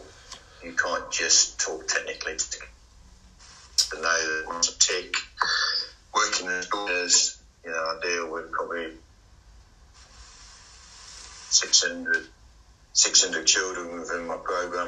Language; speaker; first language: English; native; English